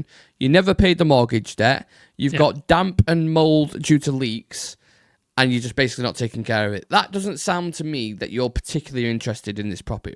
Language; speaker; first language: English; native; English